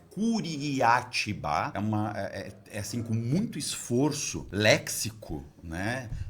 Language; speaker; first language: Portuguese; native; Portuguese